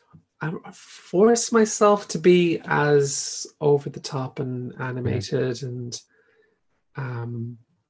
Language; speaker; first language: English; native; English